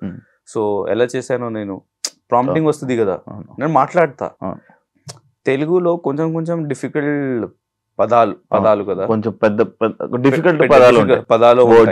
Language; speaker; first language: Telugu; non-native, local second language; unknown